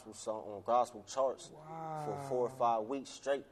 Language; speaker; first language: English; native; English